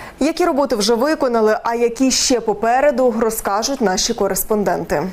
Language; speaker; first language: Ukrainian; native; Ukrainian